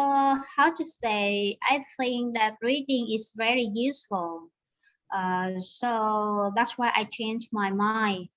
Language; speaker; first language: English; non-native, learner; Vietnamese